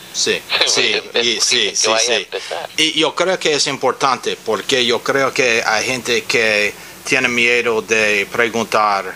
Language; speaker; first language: Spanish; non-native, learner; English